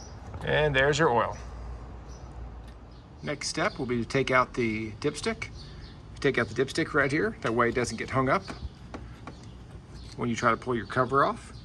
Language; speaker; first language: English; native; English